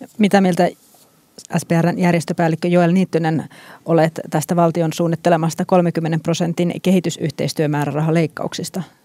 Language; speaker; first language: Finnish; native; Finnish